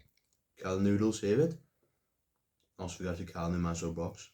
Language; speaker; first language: Welsh; non-native, local second language; English